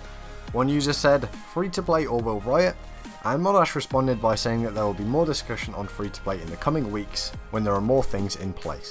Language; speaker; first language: English; native; English